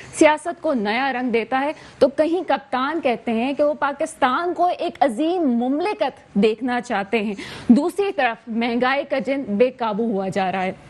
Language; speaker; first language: Urdu; native; Urdu